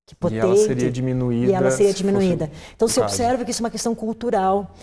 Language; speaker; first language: Portuguese; native; Portuguese